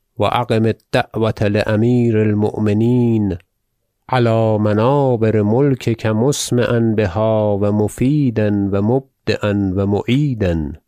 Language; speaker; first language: Arabic; non-native, fluent; Persian